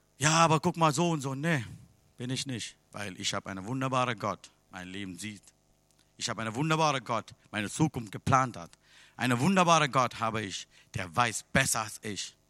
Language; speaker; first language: German; non-native, learner; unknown